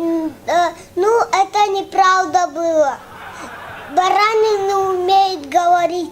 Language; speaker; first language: Russian; non-native, local second language; Tajik